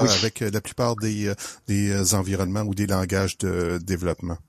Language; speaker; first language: French; native; French